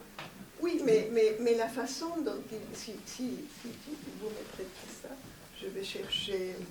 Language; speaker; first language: French; non-native, fluent; Spanish